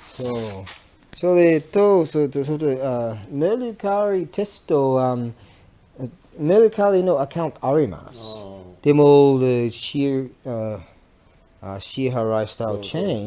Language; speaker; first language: Japanese; non-native, learner; English